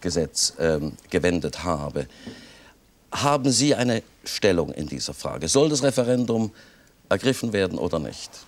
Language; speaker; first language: German; native; German